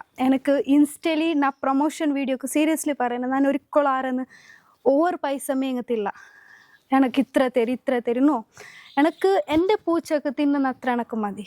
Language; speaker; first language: Malayalam; non-native, local second language; Hindi